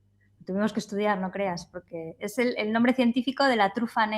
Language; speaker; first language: Spanish; native; Spanish